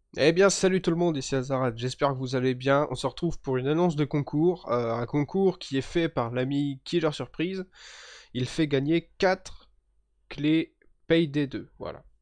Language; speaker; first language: French; native; French